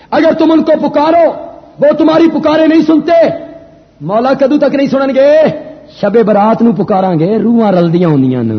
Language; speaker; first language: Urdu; non-native, local second language; Punjabi